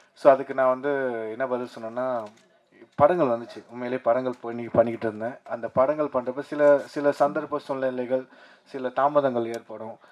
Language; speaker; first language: Tamil; early bilingual, heritage; Tamil